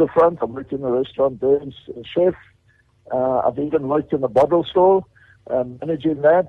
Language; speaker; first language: English; native; English